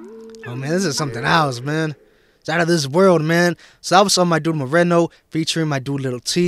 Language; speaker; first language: English; native; English